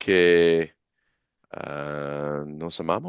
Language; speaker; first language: Spanish; non-native, learner; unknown